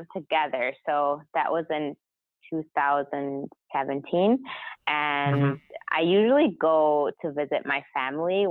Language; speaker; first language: English; non-native, fluent; German